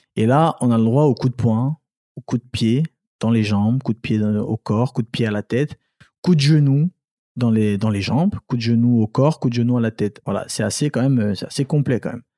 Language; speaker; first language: French; early bilingual, other home language; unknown